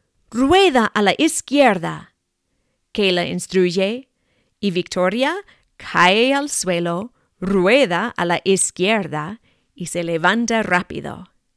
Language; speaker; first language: Spanish; non-native, fluent; English